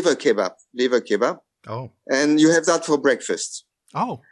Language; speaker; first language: English; non-native, fluent; French